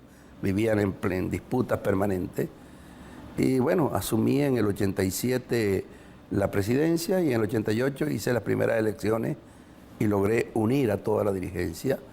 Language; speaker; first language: Spanish; native; Spanish